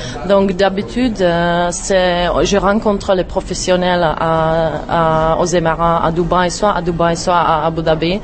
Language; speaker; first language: French; non-native, fluent; Czech